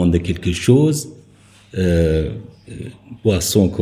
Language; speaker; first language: French; non-native, learner; Persian